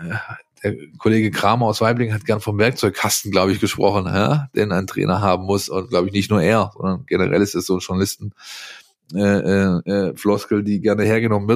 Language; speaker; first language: German; native; German